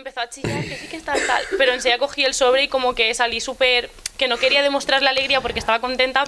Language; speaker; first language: Spanish; native; Spanish